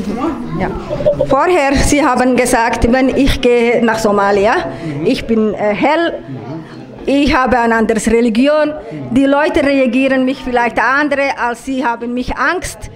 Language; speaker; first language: German; non-native, learner; Somali